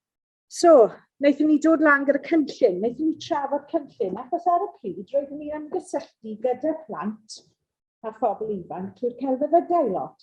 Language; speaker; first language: Welsh; non-native, local second language; English